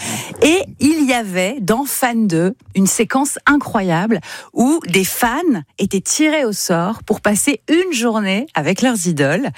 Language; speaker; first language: French; native; French